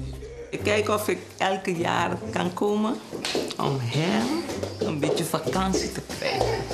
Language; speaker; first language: Dutch; non-native, local second language; Papiamento